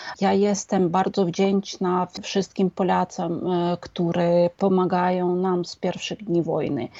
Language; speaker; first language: Polish; non-native, fluent; Ukrainian